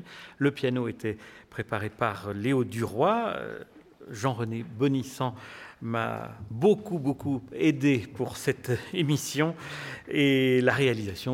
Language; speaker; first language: French; native; French